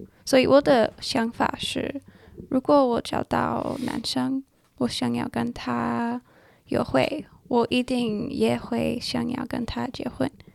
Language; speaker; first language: Chinese; non-native, learner; English